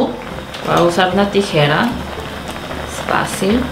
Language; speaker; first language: Spanish; non-native, fluent; Korean